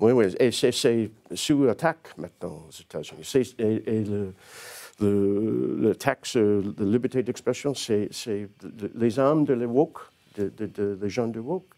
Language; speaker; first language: French; non-native, learner; English